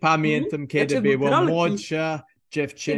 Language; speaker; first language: Polish; non-native, learner; English